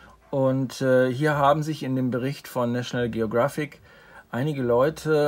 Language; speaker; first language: German; native; German